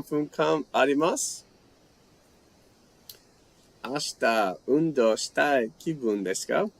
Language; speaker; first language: Japanese; non-native, learner; English